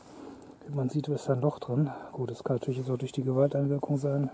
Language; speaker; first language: German; native; German